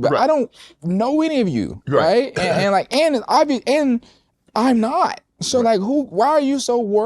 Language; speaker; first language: English; native; English